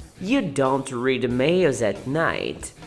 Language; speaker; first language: English; non-native, fluent; Portuguese